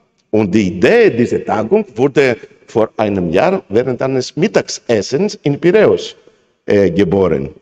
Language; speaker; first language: German; non-native, fluent; Greek